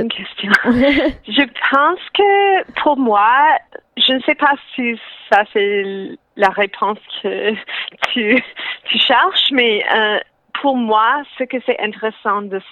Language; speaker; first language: French; non-native, local second language; English